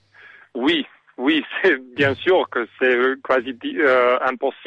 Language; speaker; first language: French; non-native, learner; Serbian